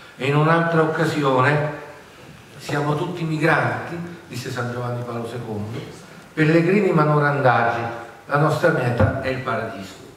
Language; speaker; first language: Italian; native; Italian